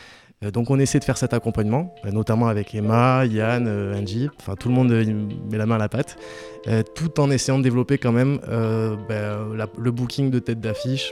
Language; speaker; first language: French; native; French